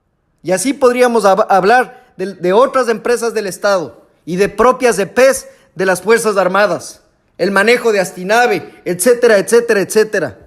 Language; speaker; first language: Spanish; native; Spanish